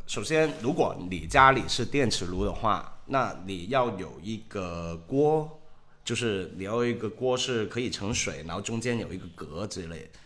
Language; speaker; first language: Chinese; non-native, local second language; Cantonese